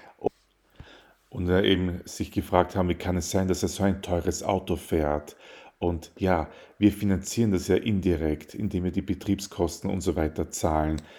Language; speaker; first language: German; early bilingual, other home language; Arabic